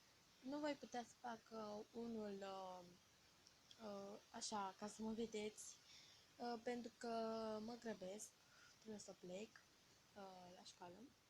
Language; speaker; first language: Romanian; native; Romanian